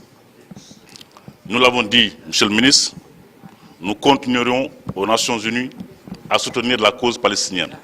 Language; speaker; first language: French; non-native, local second language; Wolof